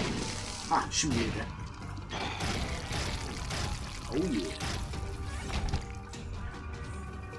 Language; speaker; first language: Turkish; native; Turkish